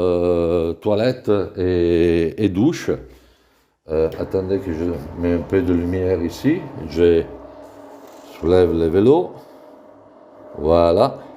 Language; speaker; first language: French; non-native, fluent; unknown